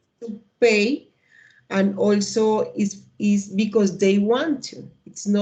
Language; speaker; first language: English; non-native, learner; Spanish